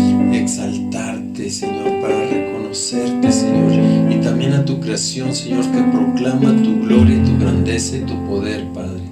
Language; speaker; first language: Spanish; native; Spanish